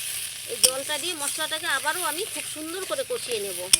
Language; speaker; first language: Bangla; native; Bangla